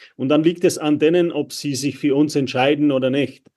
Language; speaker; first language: German; non-native, fluent; Czech